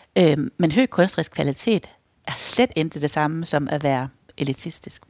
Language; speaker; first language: Danish; native; Danish